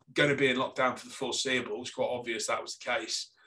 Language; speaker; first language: English; native; English